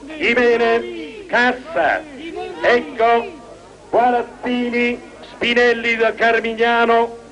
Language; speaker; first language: Italian; native; Italian